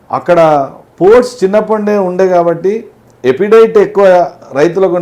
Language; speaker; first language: Telugu; native; Telugu